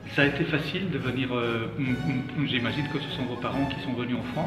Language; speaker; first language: French; native; French